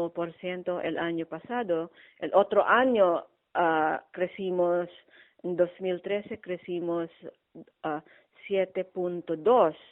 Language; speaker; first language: Spanish; non-native, fluent; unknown